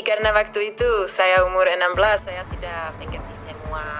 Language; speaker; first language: Indonesian; non-native, fluent; Czech